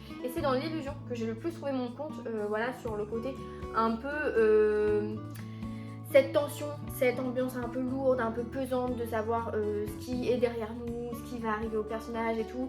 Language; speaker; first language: French; native; French